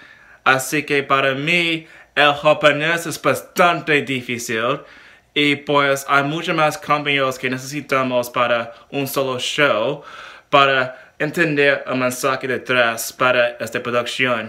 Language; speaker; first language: Spanish; non-native, learner; English